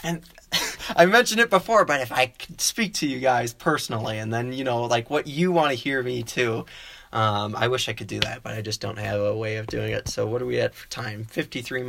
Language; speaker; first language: English; native; English